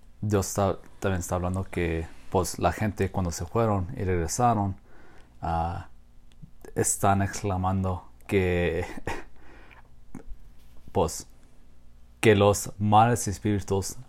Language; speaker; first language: Spanish; non-native, fluent; English